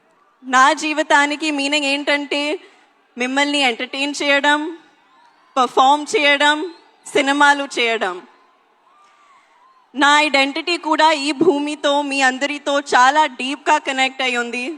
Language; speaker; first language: Telugu; non-native, learner; Hindi